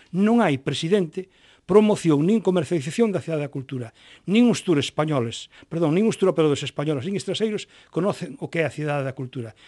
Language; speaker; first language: Galician; non-native, local second language; Spanish